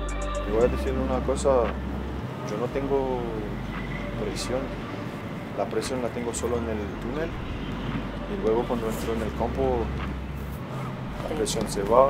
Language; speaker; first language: Spanish; non-native, fluent; French